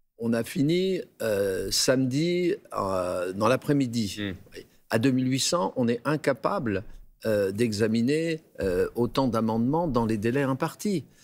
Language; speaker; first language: French; native; French